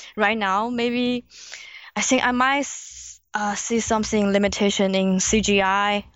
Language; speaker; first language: English; non-native, learner; Chinese